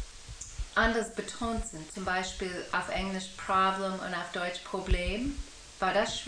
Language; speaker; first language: German; non-native, fluent; English